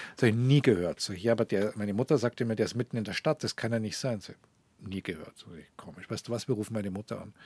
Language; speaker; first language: German; native; German